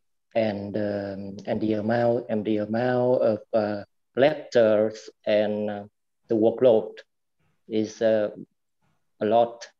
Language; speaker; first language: English; non-native, fluent; Vietnamese